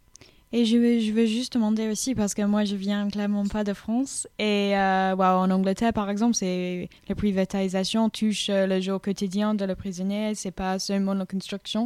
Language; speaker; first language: French; non-native, learner; English